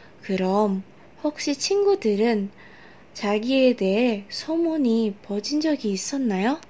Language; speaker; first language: Korean; non-native, learner; Indonesian